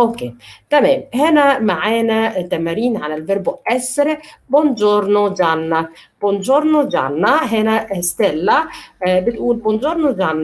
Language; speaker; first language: Arabic; native; Arabic